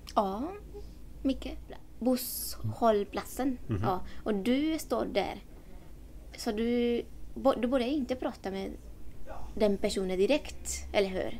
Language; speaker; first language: Swedish; non-native, learner; Spanish